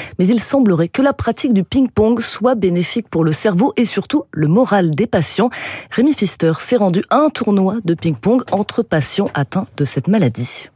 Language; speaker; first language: French; native; French